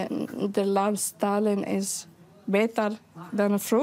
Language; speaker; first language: Dutch; non-native, learner; Arabic